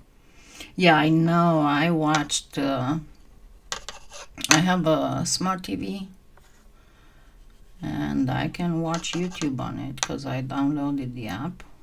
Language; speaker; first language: English; non-native, fluent; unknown